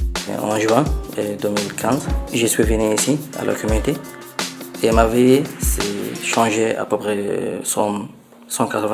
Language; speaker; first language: French; non-native, learner; Arabic